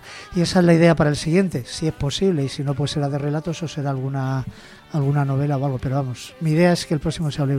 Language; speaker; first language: Spanish; native; Spanish